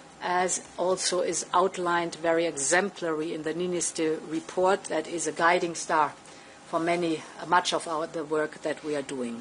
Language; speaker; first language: English; non-native, fluent; German